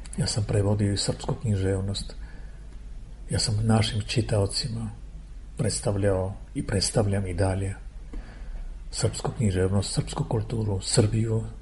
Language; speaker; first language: Serbian; non-native, fluent; Armenian